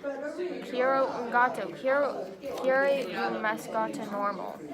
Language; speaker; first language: Spanish; non-native, learner; English